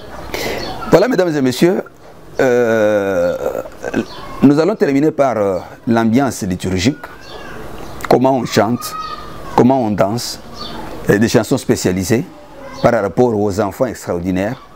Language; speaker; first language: French; non-native, local second language; Luba-Lulua